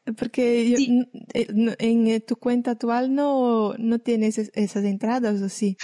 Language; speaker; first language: Spanish; native; Spanish